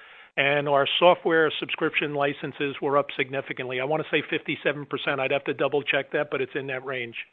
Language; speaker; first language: English; native; English